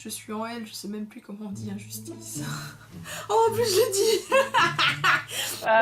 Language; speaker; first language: French; native; French